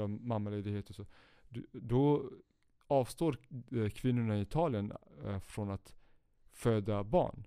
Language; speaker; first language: Swedish; early bilingual, other home language; Kurdish